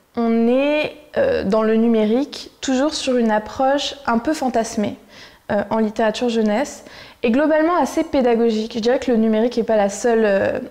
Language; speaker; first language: French; native; French